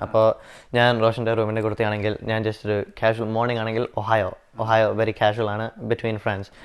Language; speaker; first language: Malayalam; early bilingual, other home language; English